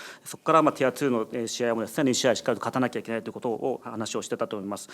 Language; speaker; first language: Japanese; native; Japanese